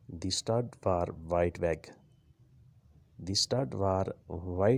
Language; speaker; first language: German; non-native, learner; Urdu